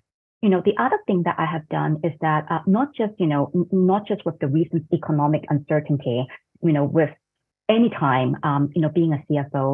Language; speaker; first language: English; non-native, fluent; Cantonese